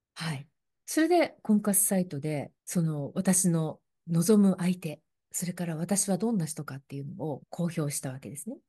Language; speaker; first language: Japanese; native; Japanese